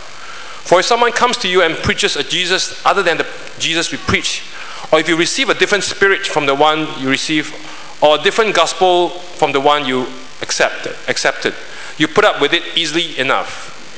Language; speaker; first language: English; non-native, local second language; Chinese